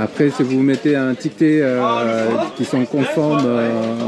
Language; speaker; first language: French; non-native, learner; Korean